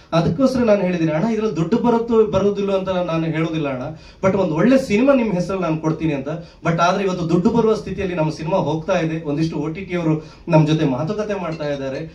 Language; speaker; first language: Kannada; native; Kannada